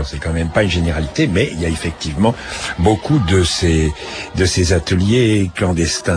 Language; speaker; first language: French; native; French